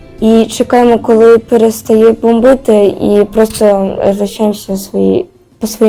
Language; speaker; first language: Ukrainian; non-native, local second language; Russian